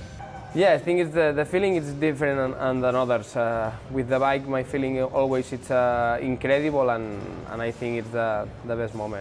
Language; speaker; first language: English; non-native, learner; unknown